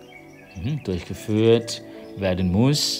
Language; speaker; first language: German; non-native, fluent; Thai